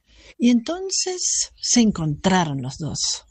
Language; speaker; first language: Spanish; non-native, fluent; German